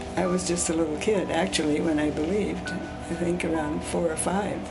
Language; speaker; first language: English; early bilingual, other home language; Swiss German